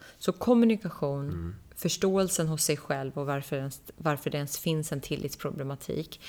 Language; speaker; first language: Swedish; early bilingual, other home language; Persian